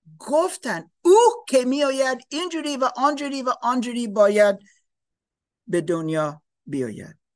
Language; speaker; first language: Persian; non-native, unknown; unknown